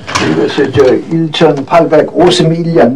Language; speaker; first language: Korean; non-native, fluent; English